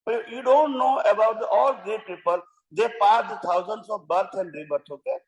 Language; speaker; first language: English; non-native, local second language; Gujarati